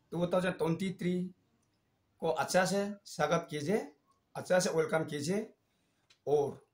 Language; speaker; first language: Hindi; non-native, local second language; Nyishi